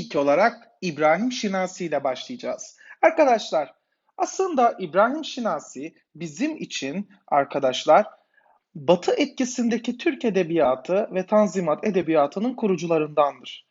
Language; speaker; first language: Turkish; native; Turkish